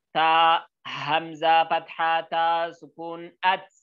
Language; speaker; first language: Arabic; non-native, learner; Oromo